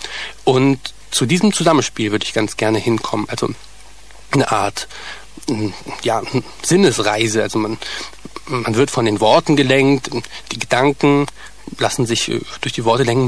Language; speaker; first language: German; native; German